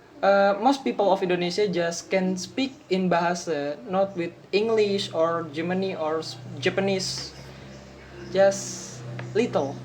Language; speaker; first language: English; non-native, learner; Indonesian